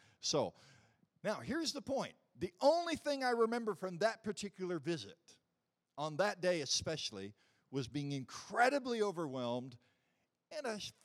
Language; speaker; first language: English; native; English